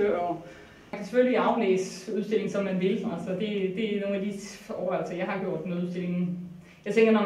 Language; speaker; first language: Danish; native; Danish